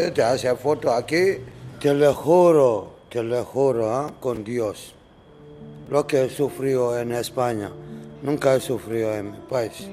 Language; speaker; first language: Spanish; non-native, learner; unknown